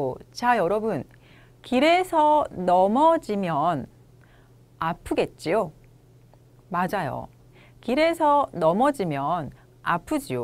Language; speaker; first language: Korean; native; Korean